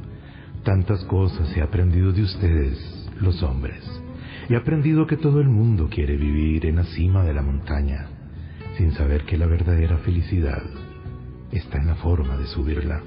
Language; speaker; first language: Spanish; native; Spanish